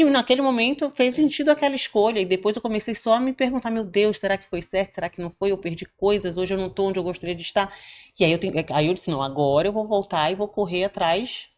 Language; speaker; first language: Portuguese; native; Portuguese